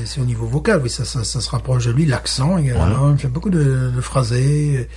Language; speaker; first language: French; native; French